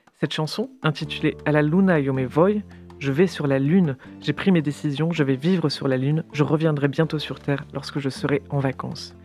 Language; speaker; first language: French; native; French